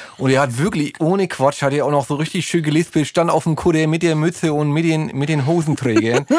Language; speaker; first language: German; native; German